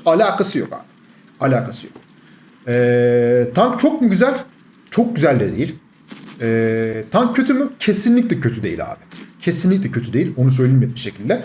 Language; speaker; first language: Turkish; native; Turkish